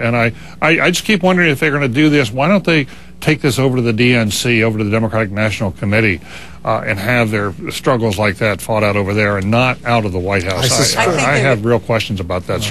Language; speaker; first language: English; native; English